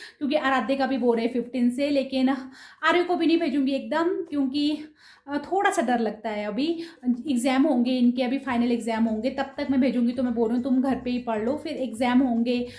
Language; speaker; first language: Hindi; non-native, local second language; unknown